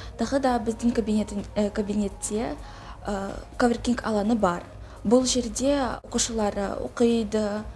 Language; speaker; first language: Kazakh; non-native, local second language; Russian